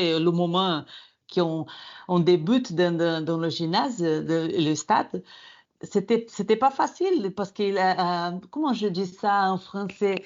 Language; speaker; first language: French; non-native, fluent; Portuguese